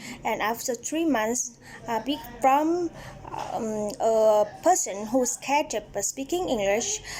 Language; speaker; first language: English; non-native, learner; Vietnamese